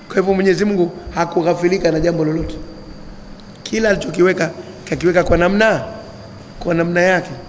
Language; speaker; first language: Swahili; native; Swahili